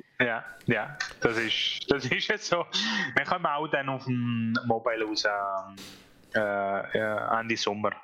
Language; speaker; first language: German; non-native, fluent; Italian